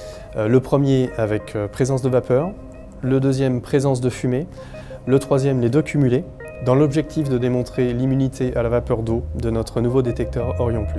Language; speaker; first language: French; native; French